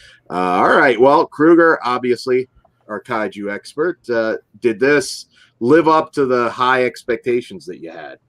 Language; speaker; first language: English; native; English